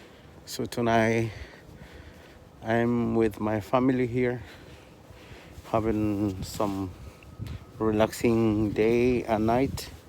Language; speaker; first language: English; non-native, learner; Spanish